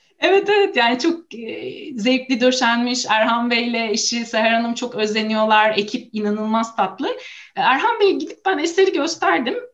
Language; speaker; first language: Turkish; native; Turkish